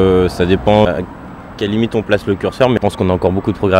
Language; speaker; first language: French; native; French